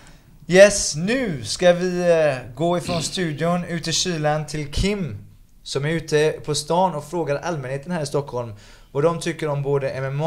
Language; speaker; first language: Swedish; native; Swedish